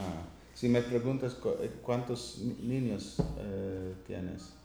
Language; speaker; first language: Spanish; non-native, learner; English